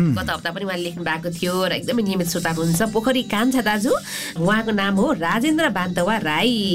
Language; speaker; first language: Nepali; native; Nepali